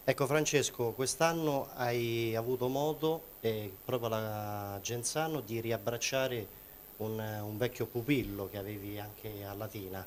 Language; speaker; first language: Italian; native; Italian